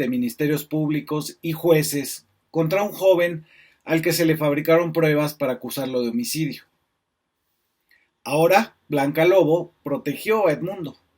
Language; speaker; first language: Spanish; native; Spanish